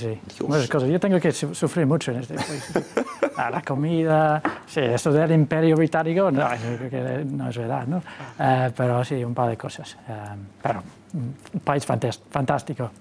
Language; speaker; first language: Spanish; non-native, fluent; English